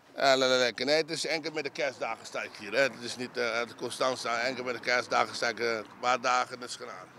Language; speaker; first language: Dutch; non-native, local second language; Papiamento